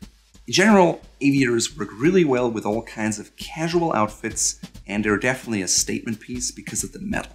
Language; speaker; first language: English; non-native, fluent; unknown